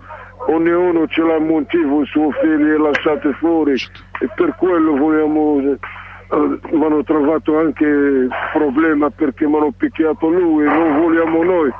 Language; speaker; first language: Italian; non-native, learner; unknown